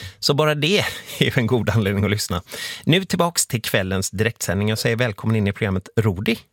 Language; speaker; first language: Swedish; native; Swedish